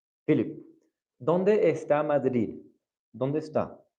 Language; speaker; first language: Spanish; non-native, fluent; English